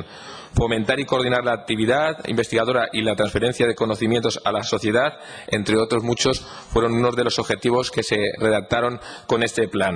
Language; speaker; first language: Spanish; native; Spanish